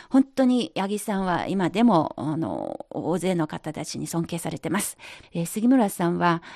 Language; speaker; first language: Japanese; non-native, fluent; Chinese